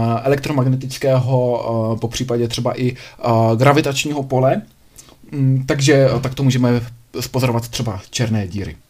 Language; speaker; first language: Czech; native; Czech